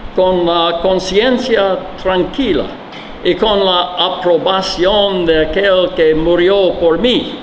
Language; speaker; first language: Spanish; non-native, learner; English